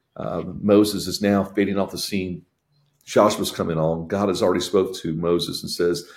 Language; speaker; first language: English; native; English